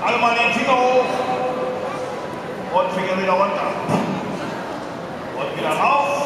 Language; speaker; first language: German; native; German